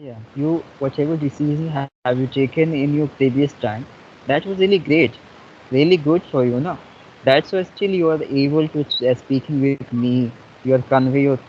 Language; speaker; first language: English; non-native, fluent; Hindi